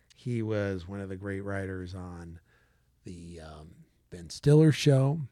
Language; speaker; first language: English; native; English